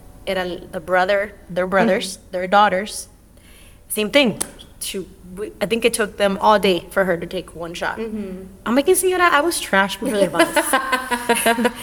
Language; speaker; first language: English; early bilingual, other home language; Spanish